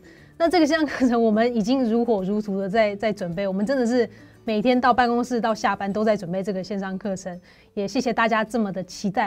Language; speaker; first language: Chinese; native; Chinese